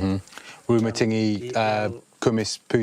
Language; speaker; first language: Indonesian; non-native, learner; English